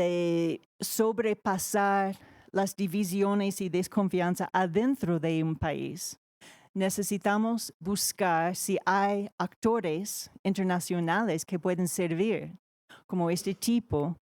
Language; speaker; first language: Spanish; non-native, fluent; English